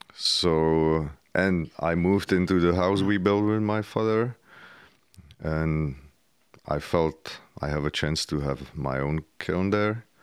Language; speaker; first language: English; non-native, fluent; Czech